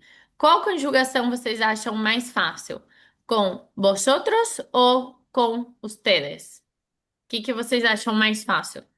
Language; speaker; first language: Portuguese; non-native, fluent; Spanish